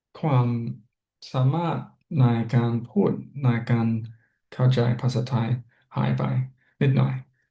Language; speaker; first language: Thai; non-native, learner; English